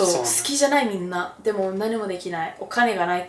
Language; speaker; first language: Japanese; non-native, learner; English